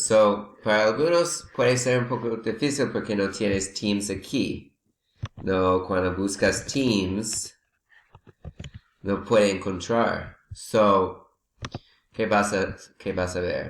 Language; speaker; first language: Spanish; non-native, learner; English